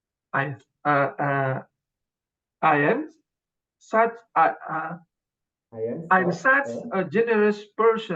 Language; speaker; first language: English; non-native, learner; Indonesian